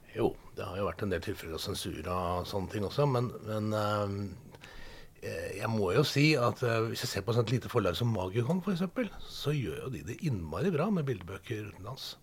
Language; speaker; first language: Norwegian; native; Norwegian